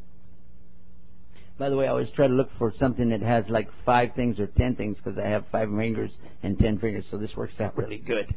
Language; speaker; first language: English; native; English